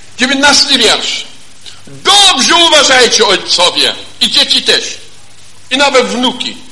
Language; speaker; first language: Polish; non-native, fluent; German